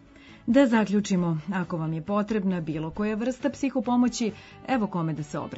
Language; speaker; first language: Serbian; native; Serbian